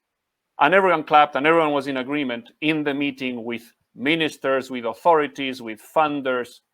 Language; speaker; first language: English; non-native, fluent; Spanish